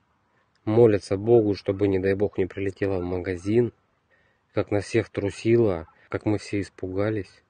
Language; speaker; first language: Russian; native; Russian